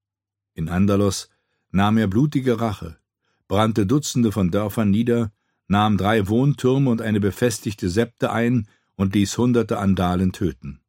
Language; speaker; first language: German; native; German